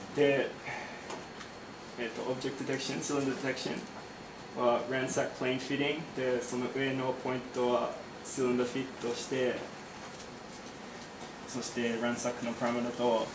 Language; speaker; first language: Japanese; non-native, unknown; English